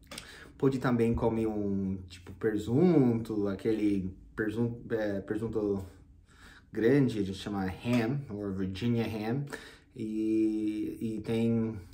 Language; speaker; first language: Portuguese; non-native, fluent; English